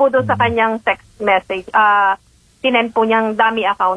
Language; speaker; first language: Filipino; native; Filipino